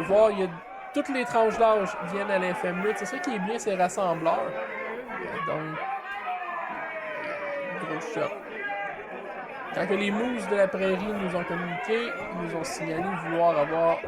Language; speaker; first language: French; native; French